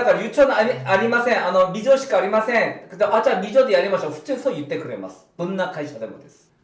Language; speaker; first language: Japanese; non-native, fluent; Korean